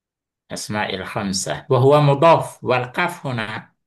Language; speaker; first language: Arabic; non-native, fluent; Indonesian